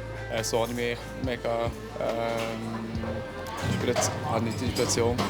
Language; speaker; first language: German; early bilingual, other home language; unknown